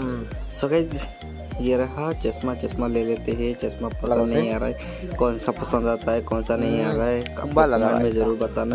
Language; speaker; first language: Hindi; non-native, local second language; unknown